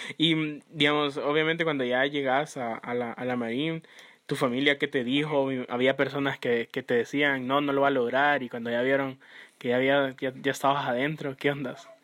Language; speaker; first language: Spanish; native; Spanish